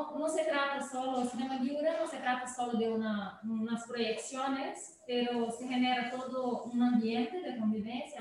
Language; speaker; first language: Spanish; non-native, fluent; Portuguese